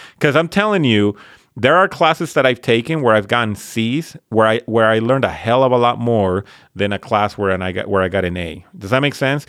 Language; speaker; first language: English; early bilingual, other home language; Spanish